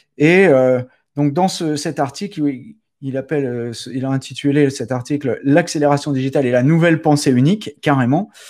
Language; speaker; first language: French; native; French